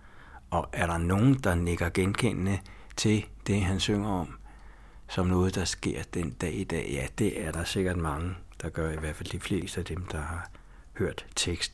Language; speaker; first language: Danish; native; Danish